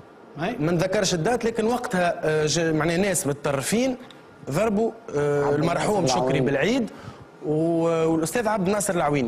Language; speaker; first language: Arabic; native; Arabic